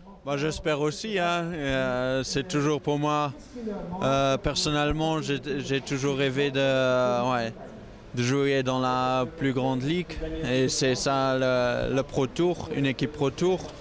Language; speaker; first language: French; non-native, local second language; Luxembourgish